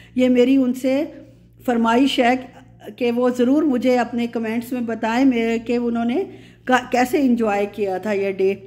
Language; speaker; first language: Hindi; native; Hindi